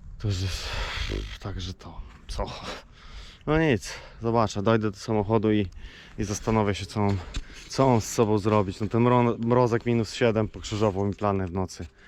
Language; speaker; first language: Polish; native; Polish